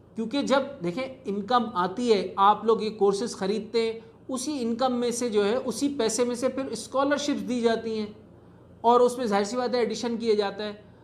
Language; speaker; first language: Urdu; native; Urdu